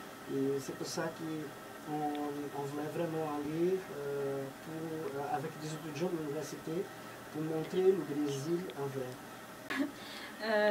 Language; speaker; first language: French; non-native, fluent; Portuguese